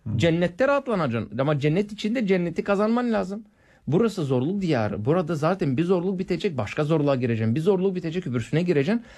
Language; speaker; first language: Turkish; non-native, fluent; English